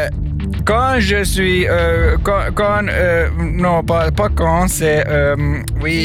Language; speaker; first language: French; non-native, learner; Swedish